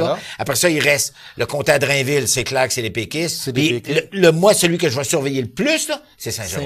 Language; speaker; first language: French; native; French